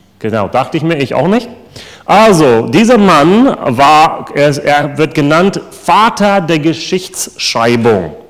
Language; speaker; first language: German; non-native, fluent; English